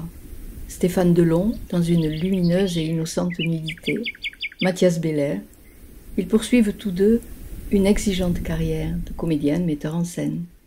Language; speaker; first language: French; native; French